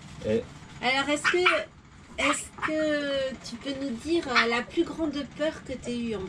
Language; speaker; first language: French; native; French